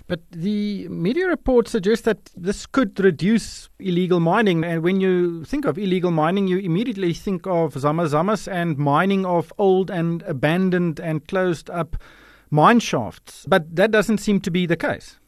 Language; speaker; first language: English; non-native, local second language; Afrikaans